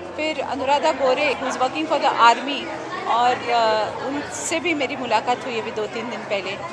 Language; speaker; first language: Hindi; native; Hindi